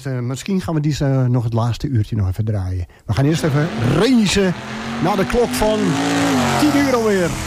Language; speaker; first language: Dutch; native; Dutch